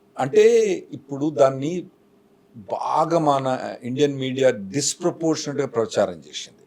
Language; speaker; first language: Telugu; native; Telugu